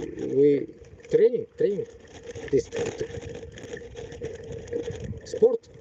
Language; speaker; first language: English; non-native, learner; Bashkir